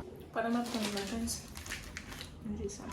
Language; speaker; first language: French; non-native, learner; Haitian Creole